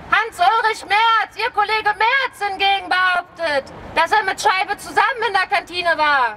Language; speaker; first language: German; native; German